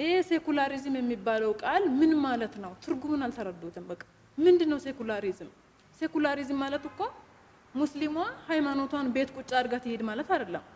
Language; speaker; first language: Amharic; non-native, local second language; Hadiyya